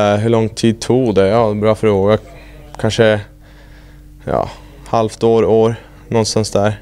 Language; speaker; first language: Swedish; non-native, fluent; German